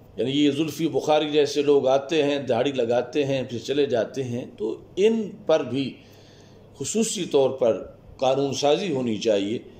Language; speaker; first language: Urdu; non-native, local second language; Punjabi